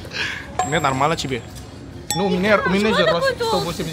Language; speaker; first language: Russian; non-native, learner; Indonesian